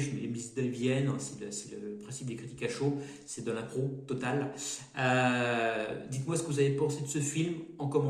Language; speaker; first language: French; native; French